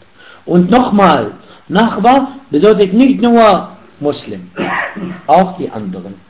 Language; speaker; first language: German; non-native, fluent; Arabic